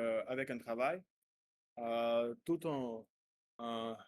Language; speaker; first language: French; non-native, learner; Russian